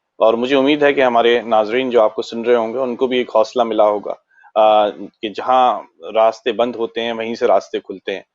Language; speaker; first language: Urdu; native; Urdu